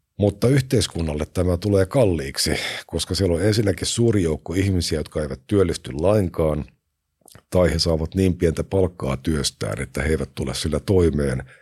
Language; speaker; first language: Finnish; native; Finnish